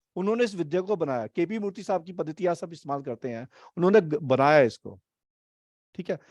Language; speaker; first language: Hindi; native; Hindi